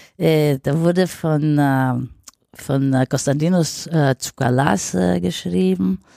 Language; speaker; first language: German; non-native, fluent; Greek